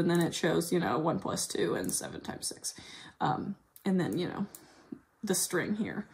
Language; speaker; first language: English; native; English